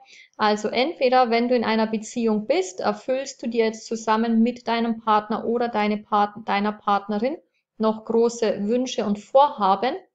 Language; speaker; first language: German; native; German